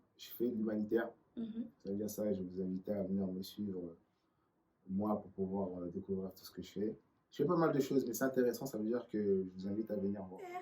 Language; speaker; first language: French; native; French